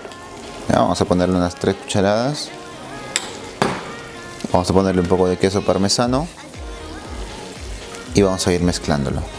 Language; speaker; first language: Spanish; native; Spanish